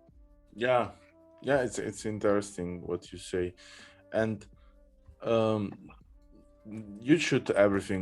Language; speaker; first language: English; non-native, fluent; Italian